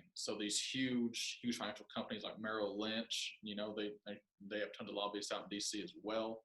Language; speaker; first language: English; native; English